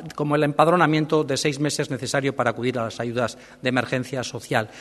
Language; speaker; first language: Spanish; native; Spanish